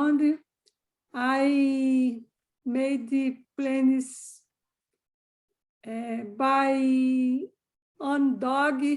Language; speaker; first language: English; non-native, learner; Portuguese